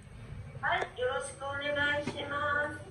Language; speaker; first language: Japanese; non-native, fluent; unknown